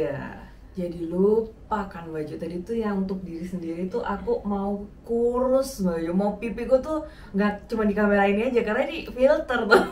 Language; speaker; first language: Indonesian; native; Indonesian